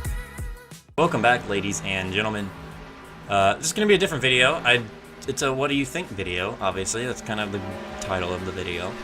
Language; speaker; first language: English; native; English